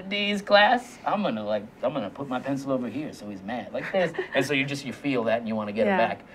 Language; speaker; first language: English; native; English